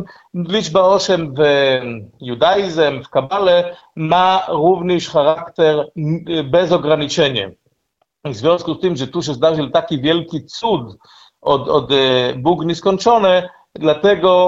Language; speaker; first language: Polish; non-native, learner; Hebrew